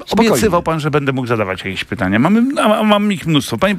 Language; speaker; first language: Polish; native; Polish